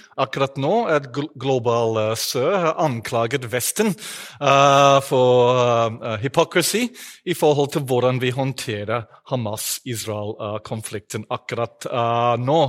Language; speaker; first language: Norwegian; non-native, fluent; English